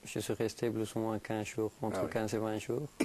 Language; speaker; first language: French; non-native, fluent; Spanish